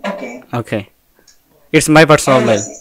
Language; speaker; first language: English; non-native, local second language; Bangla